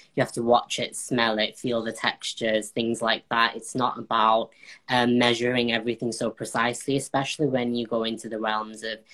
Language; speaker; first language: English; native; English